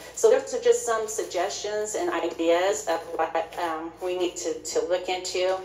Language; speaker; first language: English; native; English